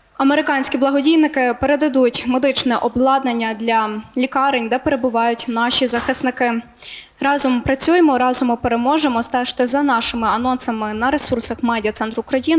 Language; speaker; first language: Ukrainian; native; Ukrainian